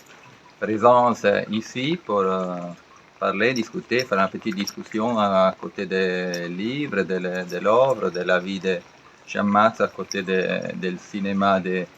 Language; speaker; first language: French; non-native, learner; Italian